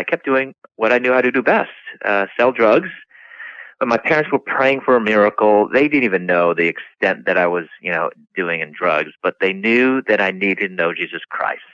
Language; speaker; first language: English; native; English